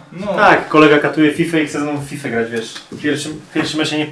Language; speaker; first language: Polish; native; Polish